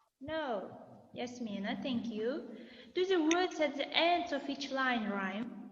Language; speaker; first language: English; non-native, fluent; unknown